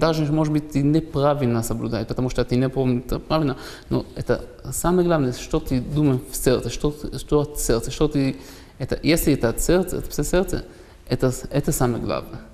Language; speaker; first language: Russian; non-native, learner; Hebrew